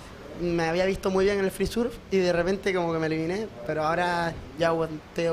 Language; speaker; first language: Spanish; native; Spanish